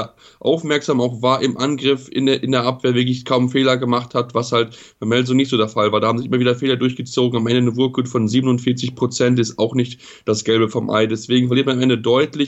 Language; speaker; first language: German; native; German